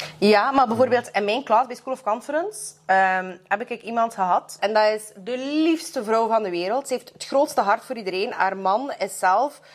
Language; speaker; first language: Dutch; early bilingual, other home language; Russian